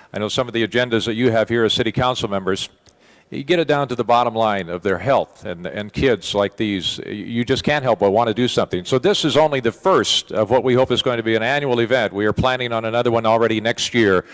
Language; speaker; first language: English; native; English